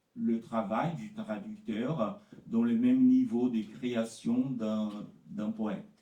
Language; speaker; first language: French; non-native, fluent; Portuguese